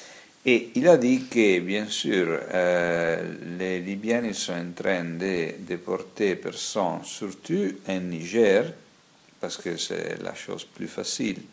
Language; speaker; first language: French; non-native, fluent; Italian